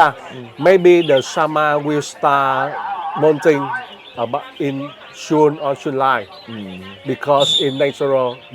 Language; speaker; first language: English; non-native, learner; Vietnamese